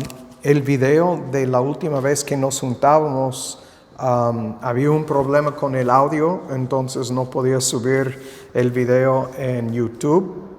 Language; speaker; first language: Spanish; non-native, fluent; English